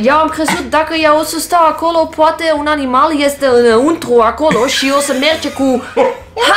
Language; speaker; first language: Romanian; non-native, learner; Dutch